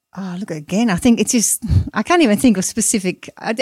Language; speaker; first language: English; non-native, fluent; Dutch